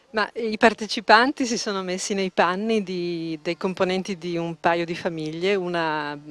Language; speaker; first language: Italian; native; Italian